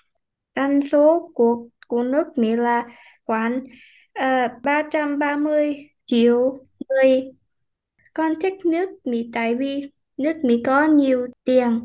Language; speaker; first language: Vietnamese; early bilingual, heritage; Vietnamese